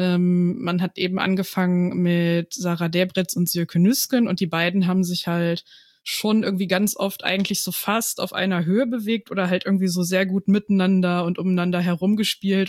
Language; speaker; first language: German; native; German